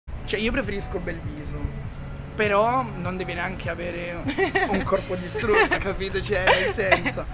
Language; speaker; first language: Italian; early bilingual, other home language; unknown